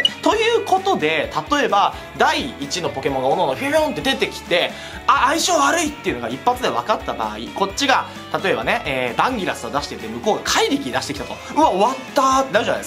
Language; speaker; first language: Japanese; native; Japanese